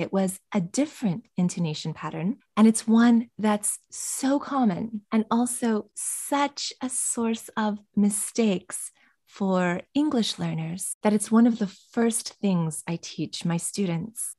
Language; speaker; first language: English; native; English